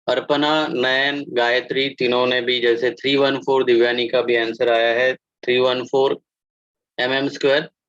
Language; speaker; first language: Hindi; non-native, local second language; Marathi